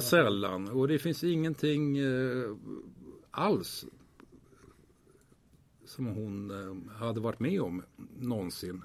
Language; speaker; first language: Swedish; native; Swedish